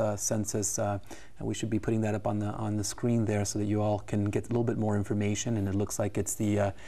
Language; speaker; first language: English; early bilingual, other home language; Spanish